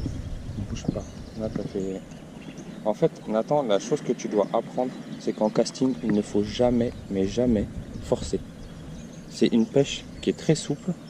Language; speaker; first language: French; native; French